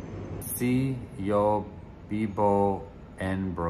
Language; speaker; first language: Spanish; non-native, learner; English